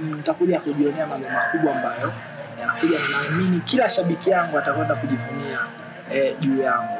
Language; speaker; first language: Swahili; native; Swahili